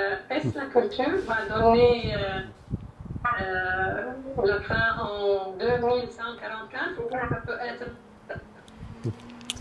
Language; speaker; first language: French; non-native, local second language; Arabic